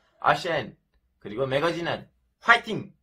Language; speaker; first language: Korean; non-native, fluent; Turkish